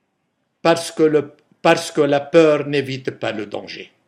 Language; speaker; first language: French; non-native, local second language; Arabic